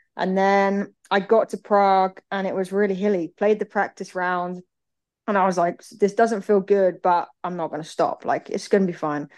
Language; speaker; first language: English; native; English